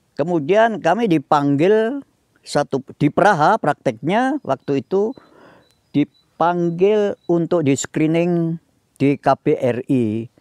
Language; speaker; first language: Indonesian; native; Indonesian